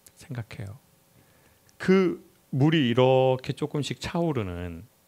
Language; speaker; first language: Korean; native; Korean